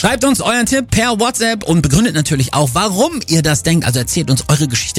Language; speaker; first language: German; native; German